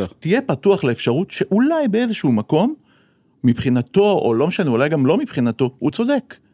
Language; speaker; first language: Hebrew; native; Hebrew